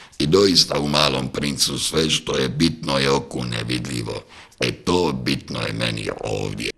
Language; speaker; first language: Croatian; native; Croatian